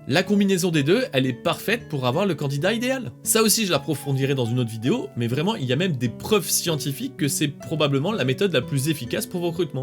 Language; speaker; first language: French; native; French